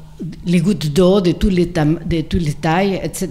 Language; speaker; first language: French; non-native, fluent; Spanish